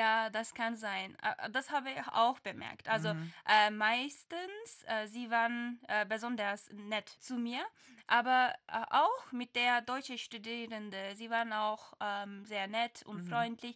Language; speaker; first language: German; non-native, learner; Turkish